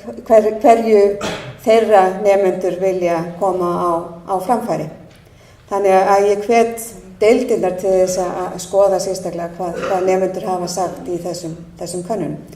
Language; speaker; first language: Icelandic; native; Icelandic